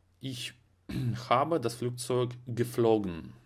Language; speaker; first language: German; non-native, fluent; Russian